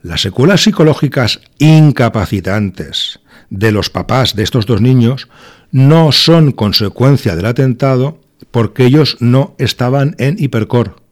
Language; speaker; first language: Spanish; native; Spanish